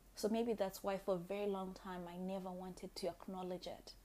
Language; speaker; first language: English; non-native, local second language; Shona